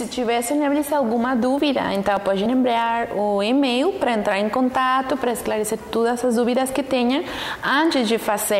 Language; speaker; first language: Portuguese; non-native, learner; Spanish